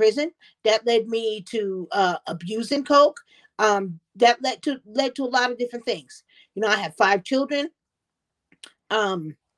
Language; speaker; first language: English; native; English